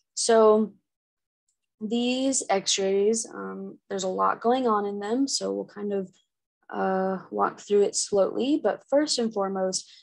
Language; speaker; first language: English; native; English